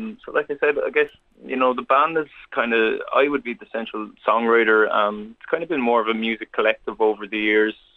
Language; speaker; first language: English; native; English